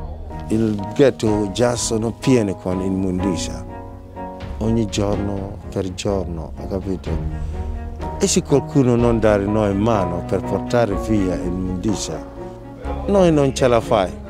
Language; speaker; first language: Italian; non-native, learner; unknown